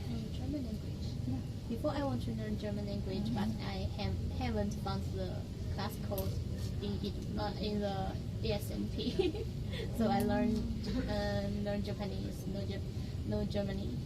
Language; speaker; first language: English; non-native, learner; Chinese